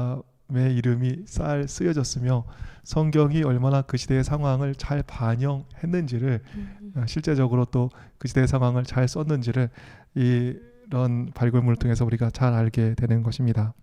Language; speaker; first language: Korean; native; Korean